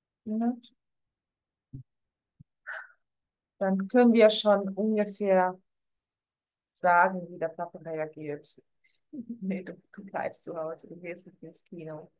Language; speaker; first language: German; non-native, fluent; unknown